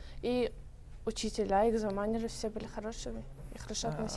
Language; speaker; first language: Russian; non-native, local second language; Uzbek